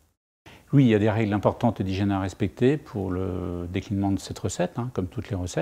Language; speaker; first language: French; native; French